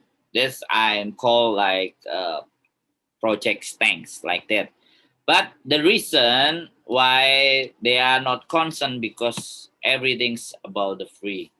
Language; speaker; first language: English; non-native, learner; Indonesian